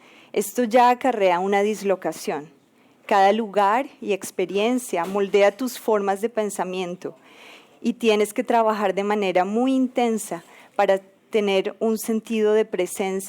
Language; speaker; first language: Spanish; native; Spanish